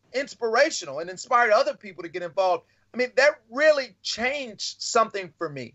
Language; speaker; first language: English; native; English